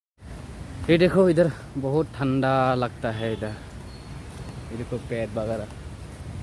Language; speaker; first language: Hindi; non-native, local second language; Kok Borok